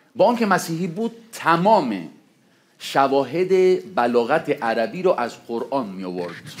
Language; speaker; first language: Persian; non-native, fluent; Spanish